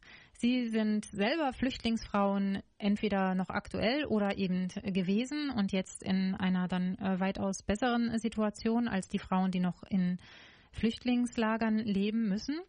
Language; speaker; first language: German; native; German